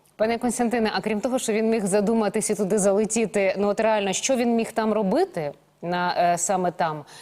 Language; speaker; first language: Ukrainian; native; Ukrainian